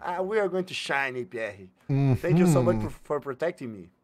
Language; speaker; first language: English; non-native, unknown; Portuguese